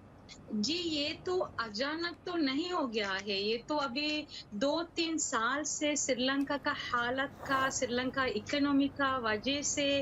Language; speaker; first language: Hindi; non-native, learner; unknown